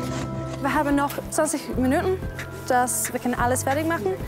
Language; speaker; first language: German; non-native, learner; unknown